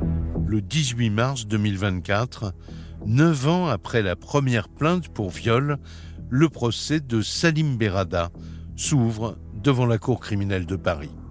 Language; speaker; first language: French; native; French